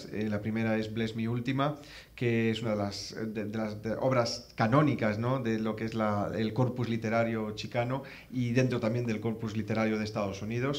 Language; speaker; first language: Spanish; native; Spanish